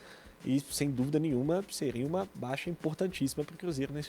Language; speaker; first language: Portuguese; native; Portuguese